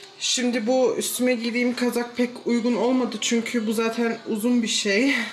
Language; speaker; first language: Turkish; early bilingual, heritage; Turkish